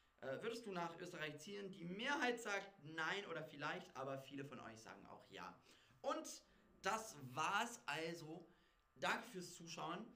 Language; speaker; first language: German; non-native, fluent; English